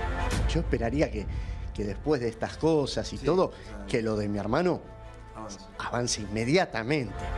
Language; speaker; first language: Spanish; native; Spanish